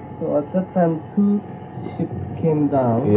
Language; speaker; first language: English; non-native, learner; Japanese